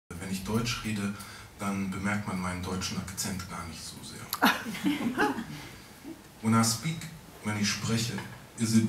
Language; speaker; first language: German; early bilingual, other home language; Croatian